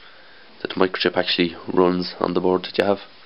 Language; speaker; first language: English; native; English